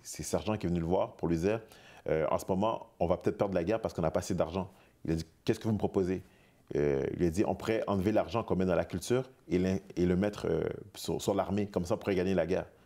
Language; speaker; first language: French; native; French